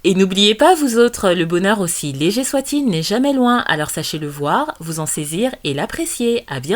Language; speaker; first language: French; native; French